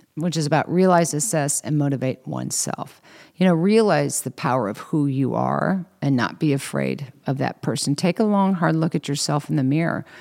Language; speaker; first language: English; native; English